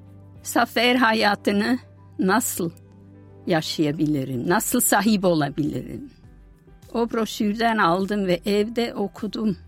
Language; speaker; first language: Turkish; non-native, fluent; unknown